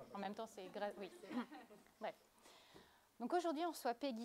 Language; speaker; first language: French; native; French